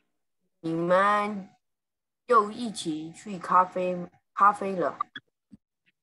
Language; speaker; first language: Chinese; non-native, learner; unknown